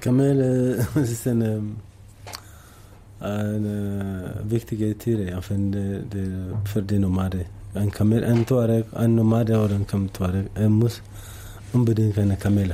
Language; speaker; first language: German; non-native, learner; Tamasheq